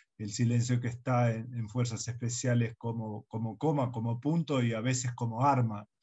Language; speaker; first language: Spanish; early bilingual, heritage; Spanish